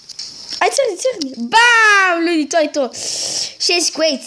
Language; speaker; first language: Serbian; early bilingual, heritage; Serbian